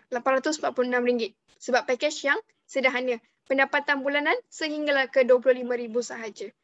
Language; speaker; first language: Malay; native; Malay